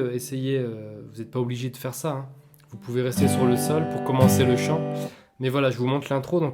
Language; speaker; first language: French; native; French